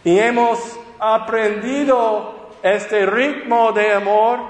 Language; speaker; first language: Spanish; non-native, fluent; English